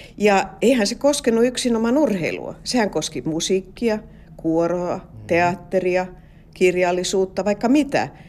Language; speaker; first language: Finnish; non-native, local second language; Swedish